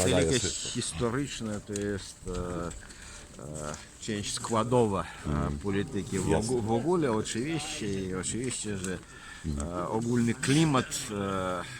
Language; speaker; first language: Polish; non-native, fluent; Russian